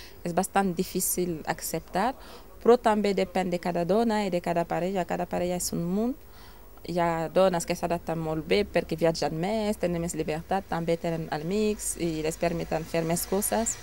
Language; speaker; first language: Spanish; non-native, local second language; Wolof